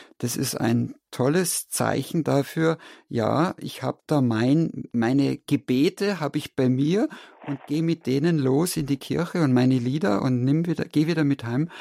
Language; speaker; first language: German; native; German